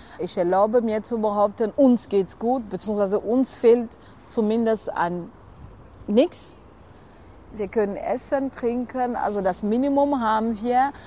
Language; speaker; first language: German; non-native, fluent; French